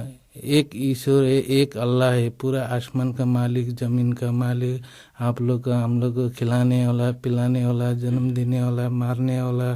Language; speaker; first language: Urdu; non-native, learner; Nepali